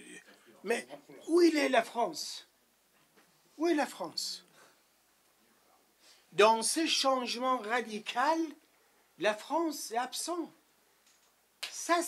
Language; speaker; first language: French; non-native, fluent; Persian